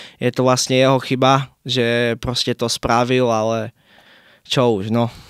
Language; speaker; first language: Slovak; native; Slovak